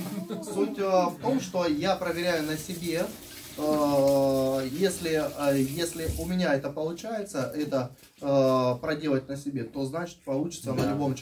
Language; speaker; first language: Russian; native; Russian